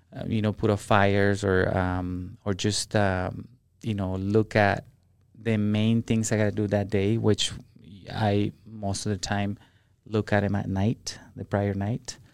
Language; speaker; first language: English; non-native, fluent; Spanish